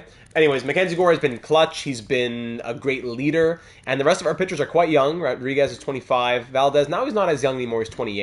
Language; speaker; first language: English; native; English